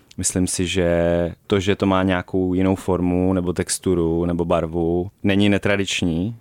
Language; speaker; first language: Czech; native; Czech